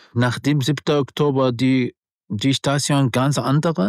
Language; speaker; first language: German; non-native, learner; Arabic